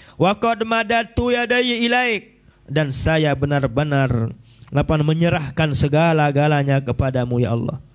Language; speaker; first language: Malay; non-native, local second language; Sasak